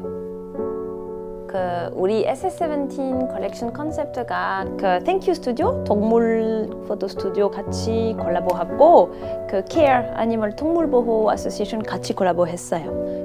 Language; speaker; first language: Korean; non-native, learner; French